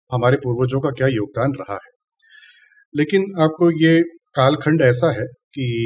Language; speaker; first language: Hindi; non-native, local second language; Tamil